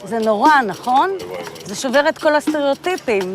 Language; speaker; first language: Hebrew; native; Hebrew